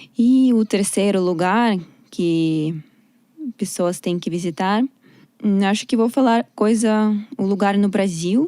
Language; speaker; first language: Portuguese; non-native, learner; Russian